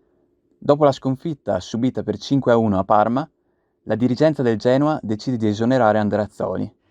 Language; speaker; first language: Italian; native; Italian